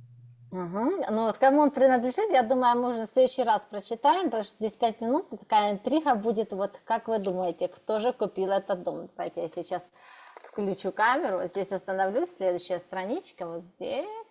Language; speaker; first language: Russian; native; Russian